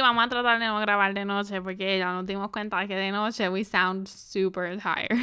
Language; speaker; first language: Spanish; early bilingual, other home language; English